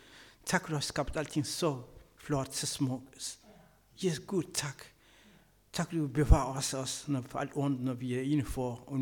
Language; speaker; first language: Danish; non-native, learner; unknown